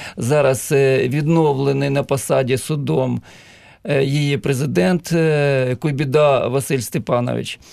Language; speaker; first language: Ukrainian; native; Ukrainian